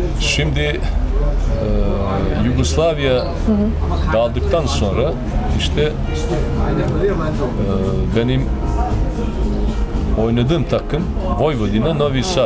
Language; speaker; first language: Turkish; non-native, fluent; Serbian